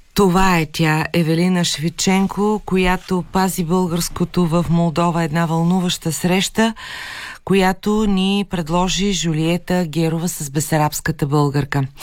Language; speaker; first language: Bulgarian; native; Bulgarian